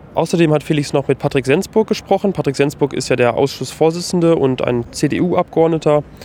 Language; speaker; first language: German; native; German